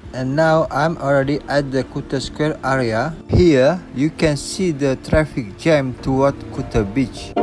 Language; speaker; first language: English; non-native, local second language; Indonesian